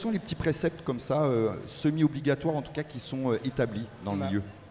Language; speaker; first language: French; native; French